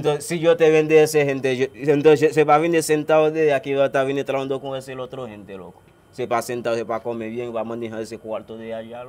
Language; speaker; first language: Spanish; non-native, learner; Haitian Creole